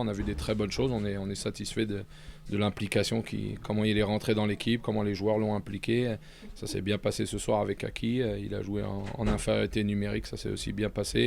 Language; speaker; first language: French; native; French